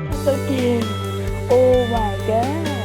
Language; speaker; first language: Korean; non-native, learner; Thai